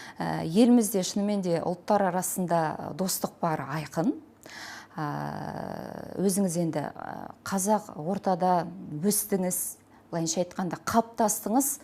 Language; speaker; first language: Kazakh; native; Kazakh